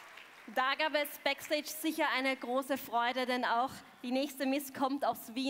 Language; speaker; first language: German; native; German